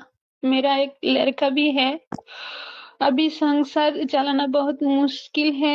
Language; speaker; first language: Hindi; non-native, learner; Bangla